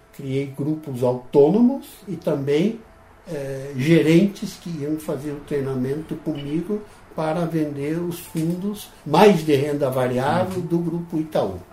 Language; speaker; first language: Portuguese; non-native, fluent; Dutch